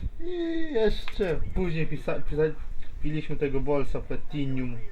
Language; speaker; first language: Polish; native; Polish